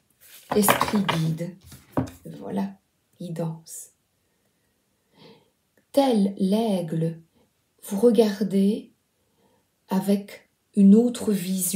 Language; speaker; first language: French; native; French